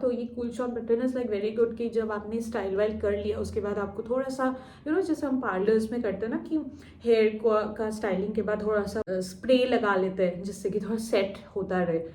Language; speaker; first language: Hindi; non-native, local second language; Assamese